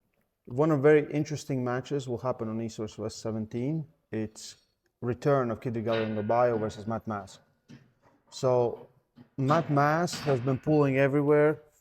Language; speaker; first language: English; non-native, fluent; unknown